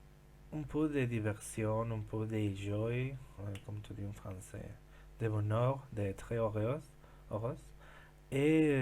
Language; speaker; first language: French; non-native, learner; Spanish